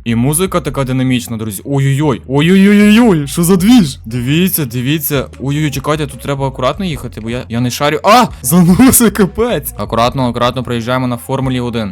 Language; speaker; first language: Ukrainian; native; Ukrainian